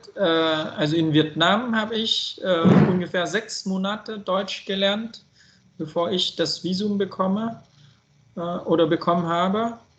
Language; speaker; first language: German; non-native, fluent; Vietnamese